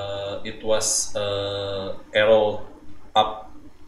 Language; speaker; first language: English; non-native, learner; Indonesian